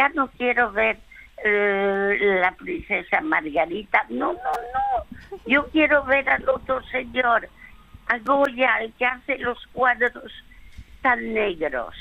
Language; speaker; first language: Spanish; early bilingual, other home language; French